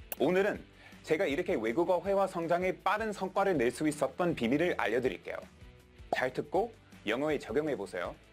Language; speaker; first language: Korean; non-native, fluent; English